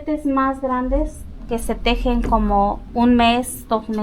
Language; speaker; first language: Spanish; native; Spanish